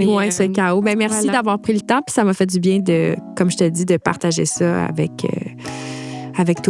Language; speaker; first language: French; native; French